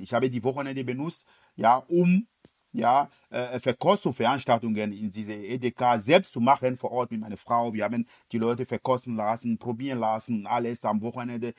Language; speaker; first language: German; non-native, fluent; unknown